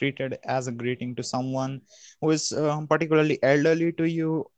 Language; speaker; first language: English; non-native, local second language; Hindi